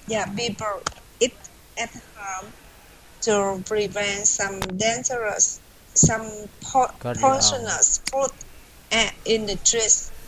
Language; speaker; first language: English; non-native, learner; Vietnamese